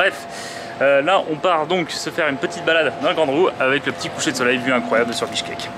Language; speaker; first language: French; native; French